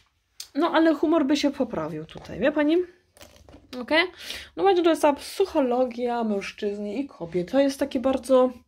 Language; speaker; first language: Polish; early bilingual, heritage; Polish